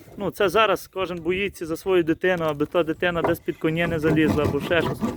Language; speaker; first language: Ukrainian; native; Ukrainian